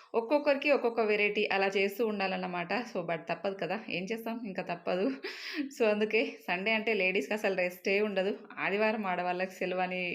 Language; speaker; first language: Telugu; non-native, local second language; Lambadi